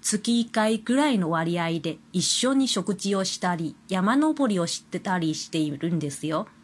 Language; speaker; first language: Japanese; non-native, fluent; Chinese